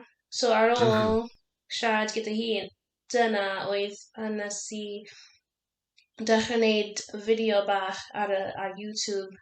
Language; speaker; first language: Welsh; non-native, learner; English